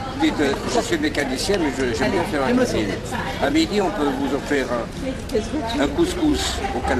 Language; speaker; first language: French; native; French